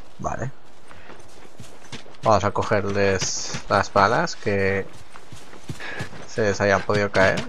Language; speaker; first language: Spanish; native; Spanish